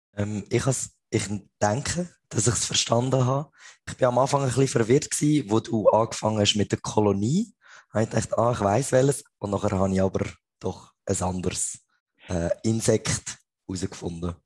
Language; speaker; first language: German; native; German